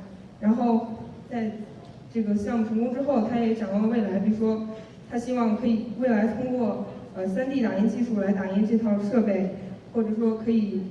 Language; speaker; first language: Chinese; native; Chinese